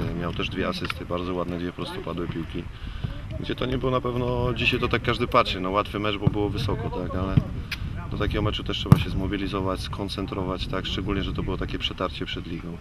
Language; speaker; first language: Polish; native; Polish